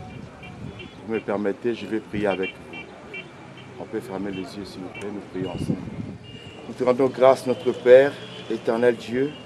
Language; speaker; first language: French; non-native, local second language; Lingala